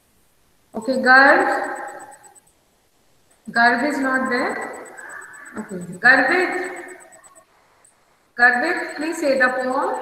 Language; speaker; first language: English; non-native, local second language; Hindi